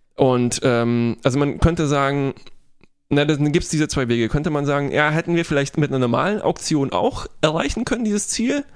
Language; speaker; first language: German; non-native, fluent; Polish